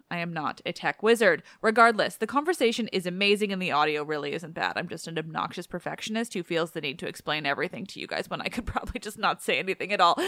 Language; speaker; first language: English; native; English